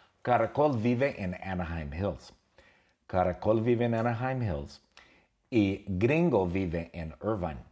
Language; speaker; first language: Spanish; non-native, fluent; English